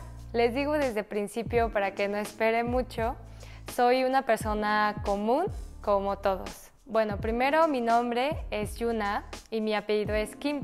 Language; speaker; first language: Spanish; early bilingual, other home language; Korean